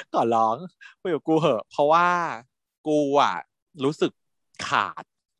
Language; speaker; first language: Thai; native; Thai